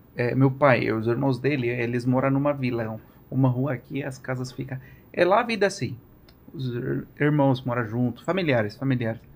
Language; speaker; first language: Portuguese; non-native, learner; Arabic